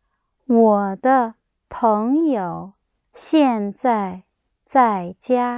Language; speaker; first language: Chinese; non-native, learner; English